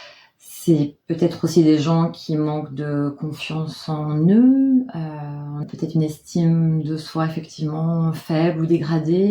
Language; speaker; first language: French; native; French